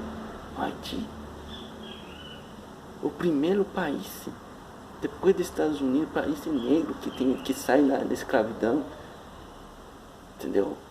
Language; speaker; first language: Portuguese; non-native, fluent; Haitian Creole